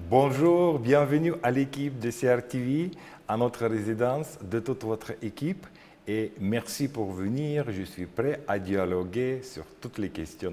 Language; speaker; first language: French; non-native, learner; Russian